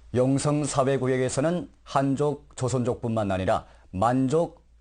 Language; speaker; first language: Korean; early bilingual, heritage; Korean